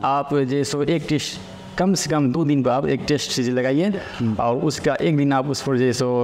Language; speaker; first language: Hindi; native; Hindi